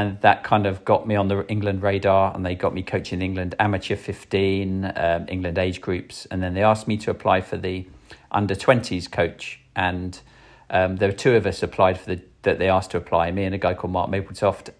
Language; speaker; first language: English; native; English